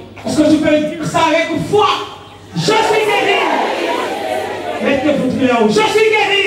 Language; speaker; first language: French; non-native, local second language; Lingala